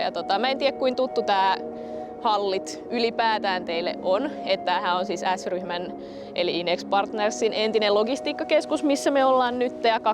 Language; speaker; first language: Finnish; native; Finnish